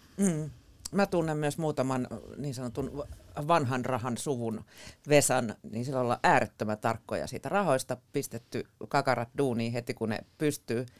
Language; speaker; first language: Finnish; native; Finnish